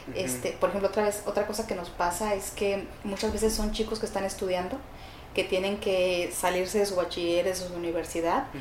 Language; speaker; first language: Spanish; native; Spanish